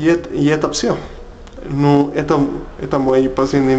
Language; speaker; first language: Russian; non-native, learner; Spanish